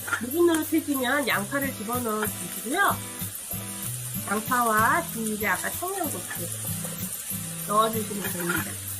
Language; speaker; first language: Korean; native; Korean